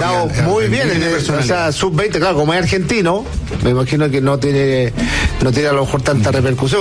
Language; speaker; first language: Spanish; native; Spanish